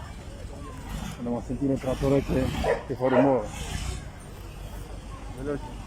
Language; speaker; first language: Italian; non-native, fluent; French